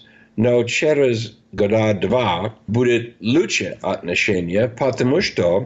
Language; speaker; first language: Russian; non-native, fluent; English